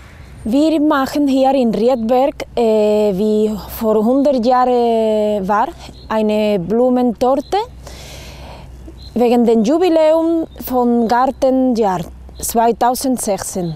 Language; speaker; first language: German; non-native, learner; Dutch